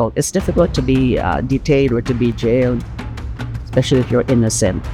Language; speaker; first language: Filipino; non-native, local second language; Bikol